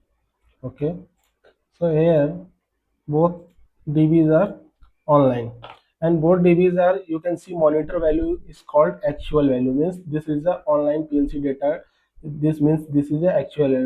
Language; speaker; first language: English; non-native, local second language; Hindi